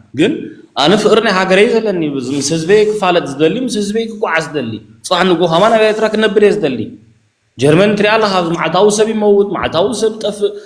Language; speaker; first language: Tigrinya; early bilingual, heritage; Tigrinya